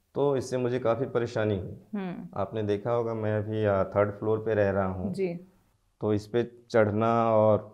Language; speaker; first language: Hindi; native; Hindi